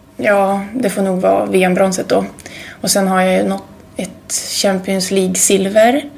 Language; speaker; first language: Swedish; native; Swedish